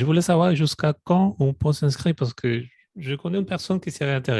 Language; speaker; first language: French; non-native, fluent; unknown